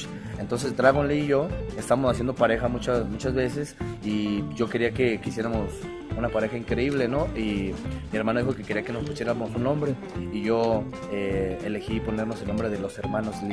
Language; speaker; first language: Spanish; native; Spanish